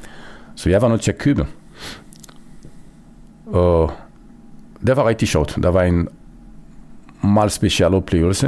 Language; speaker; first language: Danish; non-native, fluent; Romanian